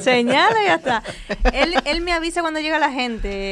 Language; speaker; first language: Spanish; native; Spanish